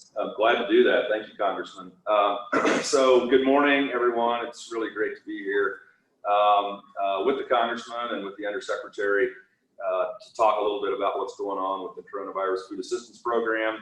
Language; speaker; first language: English; native; English